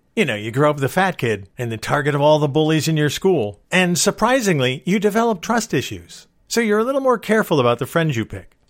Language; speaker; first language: English; native; English